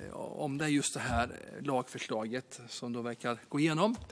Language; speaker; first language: Swedish; native; Swedish